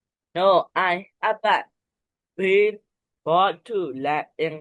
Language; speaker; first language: English; non-native, learner; Burmese